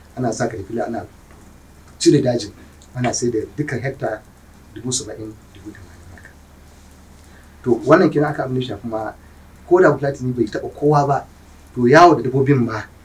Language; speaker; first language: Hausa; non-native, local second language; Fula